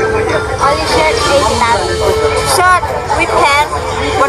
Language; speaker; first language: English; non-native, learner; Vietnamese